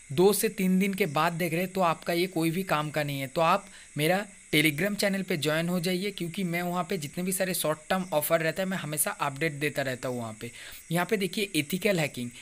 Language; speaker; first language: Hindi; non-native, local second language; Bangla